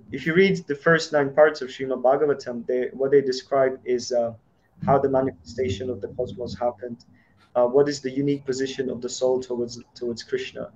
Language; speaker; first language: English; non-native, fluent; Slovak